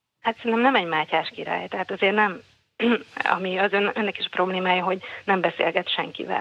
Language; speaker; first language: Hungarian; native; Hungarian